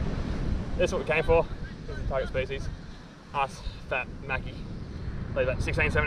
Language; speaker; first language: English; native; English